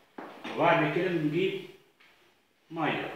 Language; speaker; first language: Arabic; native; Arabic